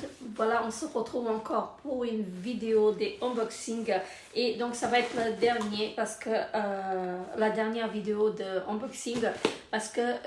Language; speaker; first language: French; native; French